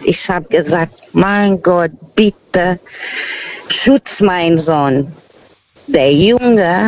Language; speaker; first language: German; non-native, fluent; Portuguese